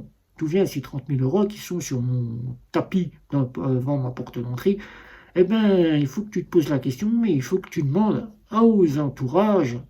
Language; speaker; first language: French; native; French